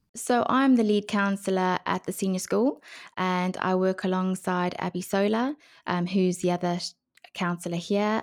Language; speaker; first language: English; native; English